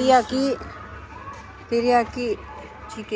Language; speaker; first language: Japanese; non-native, learner; Filipino